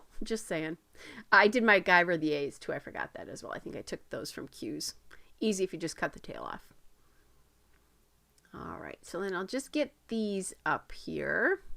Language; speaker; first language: English; native; English